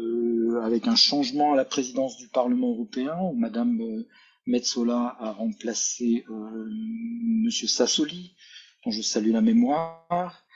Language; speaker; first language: French; native; French